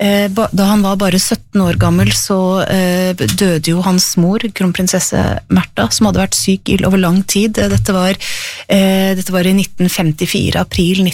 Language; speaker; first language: Norwegian; native; Norwegian